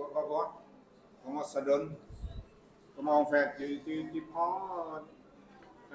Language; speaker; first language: French; non-native, fluent; Vietnamese